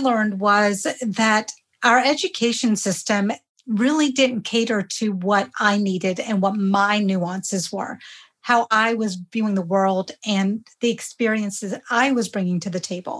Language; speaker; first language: English; early bilingual, other home language; Hindi